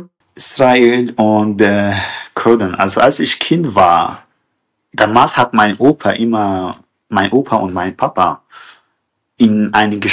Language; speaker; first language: German; non-native, learner; Kurdish